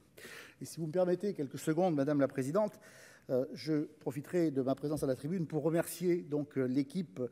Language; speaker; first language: French; native; French